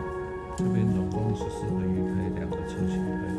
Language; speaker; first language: Chinese; native; Chinese